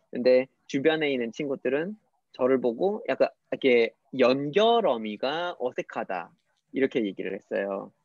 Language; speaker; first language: Korean; non-native, fluent; English